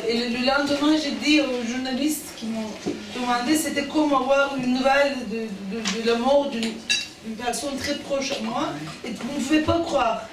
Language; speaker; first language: French; non-native, fluent; Turkish